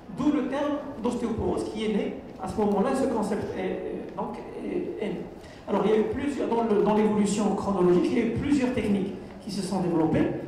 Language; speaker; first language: French; non-native, local second language; Arabic